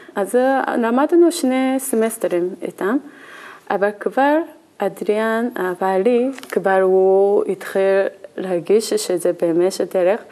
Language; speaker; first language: Hebrew; non-native, learner; Korean